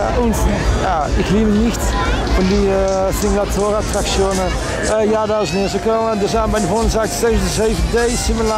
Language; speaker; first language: German; non-native, learner; Dutch